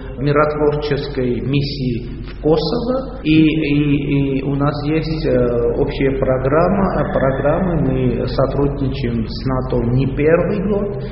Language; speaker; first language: Russian; non-native, local second language; Armenian